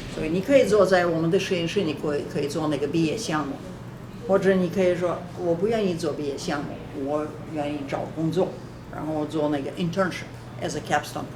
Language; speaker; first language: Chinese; non-native, fluent; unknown